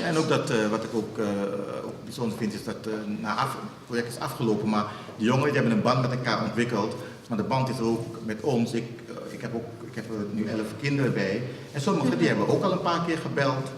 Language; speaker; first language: Dutch; native; Dutch